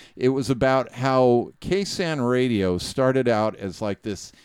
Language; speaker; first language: English; native; English